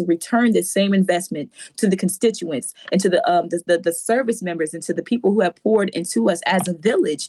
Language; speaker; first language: English; native; English